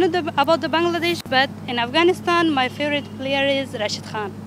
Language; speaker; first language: English; non-native, learner; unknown